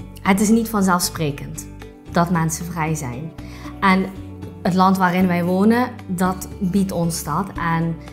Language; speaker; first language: Dutch; early bilingual, other home language; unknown